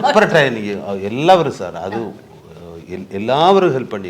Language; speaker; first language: Tamil; non-native, learner; Malayalam